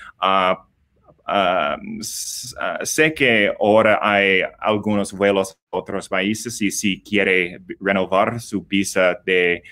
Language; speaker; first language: Spanish; non-native, learner; English